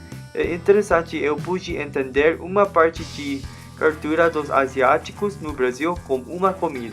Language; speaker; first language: Portuguese; non-native, learner; English